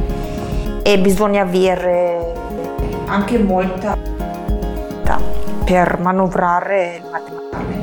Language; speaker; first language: Italian; non-native, fluent; German